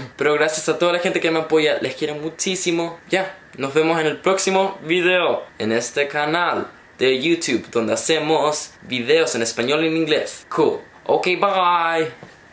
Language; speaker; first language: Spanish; native; Spanish